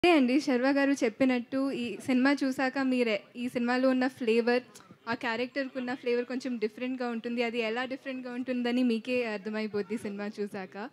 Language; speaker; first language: Telugu; non-native, fluent; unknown